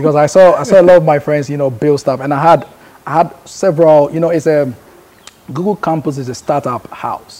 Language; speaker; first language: English; non-native, local second language; Akan